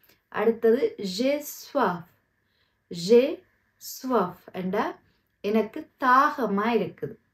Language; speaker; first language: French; non-native, fluent; Tamil